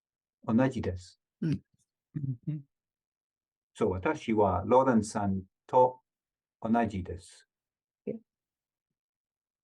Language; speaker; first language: Japanese; non-native, learner; English